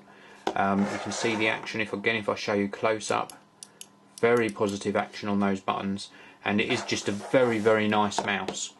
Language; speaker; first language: English; native; English